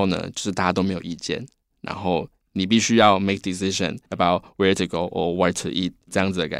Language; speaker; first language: Chinese; native; Chinese